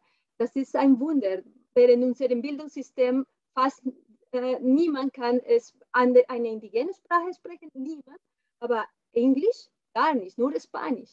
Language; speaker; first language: German; non-native, fluent; Spanish